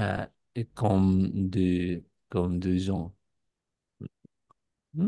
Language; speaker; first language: French; non-native, learner; Spanish